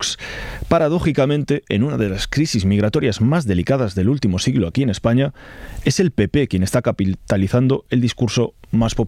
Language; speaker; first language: Spanish; native; Spanish